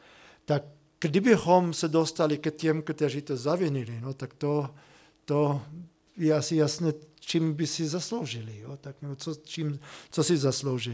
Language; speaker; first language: Czech; non-native, fluent; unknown